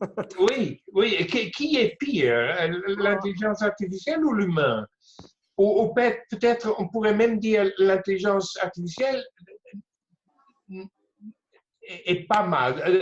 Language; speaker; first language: French; non-native, fluent; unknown